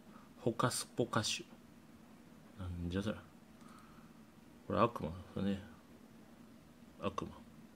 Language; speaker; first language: Japanese; native; Japanese